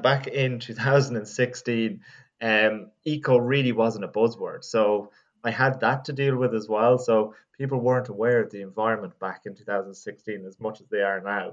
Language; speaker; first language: English; native; English